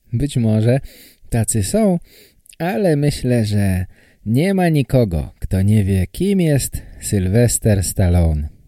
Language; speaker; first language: Polish; native; Polish